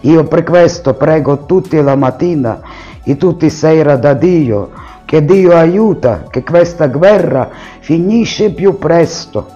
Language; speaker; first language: Italian; non-native, learner; Ukrainian